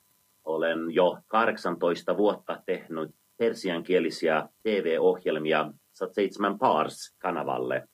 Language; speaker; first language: Finnish; non-native, fluent; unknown